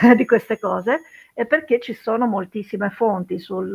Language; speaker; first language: Italian; early bilingual, other home language; Romanian